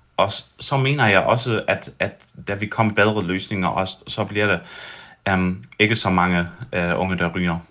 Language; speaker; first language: Danish; early bilingual, heritage; Danish